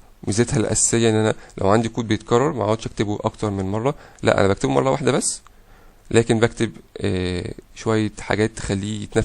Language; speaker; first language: Arabic; native; Arabic